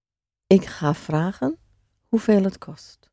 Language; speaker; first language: Dutch; non-native, fluent; English